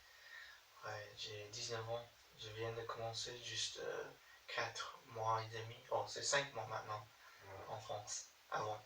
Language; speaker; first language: French; non-native, learner; English